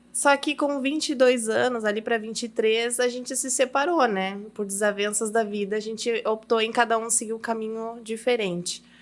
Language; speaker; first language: Portuguese; early bilingual, heritage; Portuguese